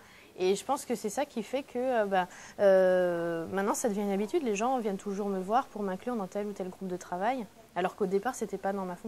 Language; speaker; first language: French; native; French